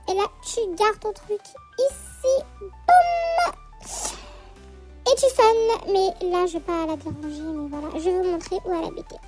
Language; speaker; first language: French; native; French